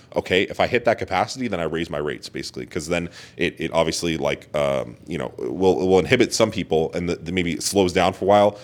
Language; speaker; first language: English; native; English